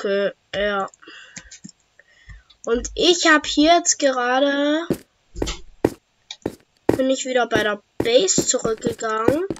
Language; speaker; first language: German; native; German